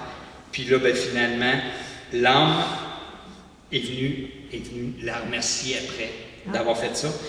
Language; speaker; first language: French; native; French